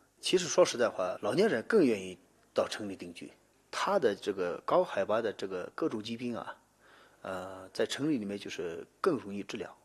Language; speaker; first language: Chinese; non-native, local second language; Tibetan